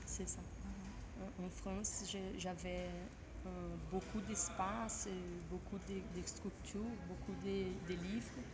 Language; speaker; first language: French; non-native, fluent; Portuguese